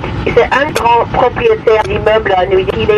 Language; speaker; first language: French; non-native, fluent; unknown